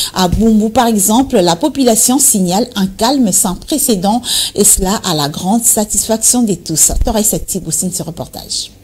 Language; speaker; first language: French; non-native, local second language; Lingala